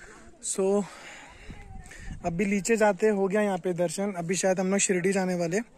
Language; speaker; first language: Hindi; native; Hindi